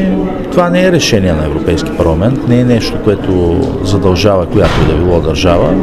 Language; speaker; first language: Bulgarian; native; Bulgarian